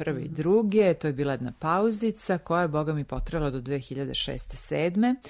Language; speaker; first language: Serbian; native; Serbian